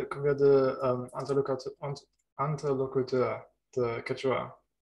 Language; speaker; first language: French; non-native, learner; German